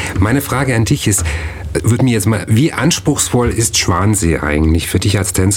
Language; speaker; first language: German; native; German